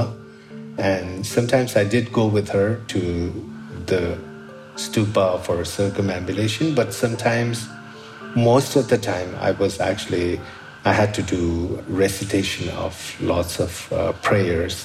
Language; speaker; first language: English; non-native, local second language; Sherpa